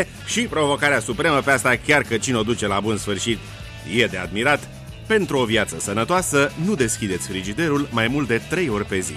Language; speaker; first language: Romanian; native; Romanian